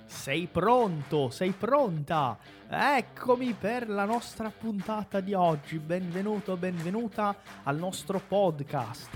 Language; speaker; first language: Italian; non-native, fluent; Portuguese